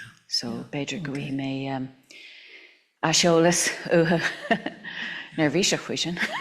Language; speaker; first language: Irish; non-native, local second language; English